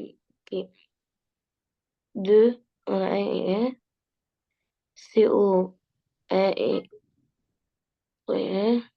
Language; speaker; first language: French; non-native, learner; Arabic